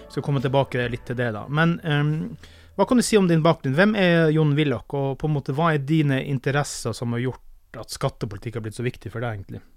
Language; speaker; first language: Norwegian; native; Norwegian